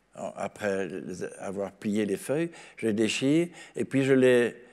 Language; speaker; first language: French; native; French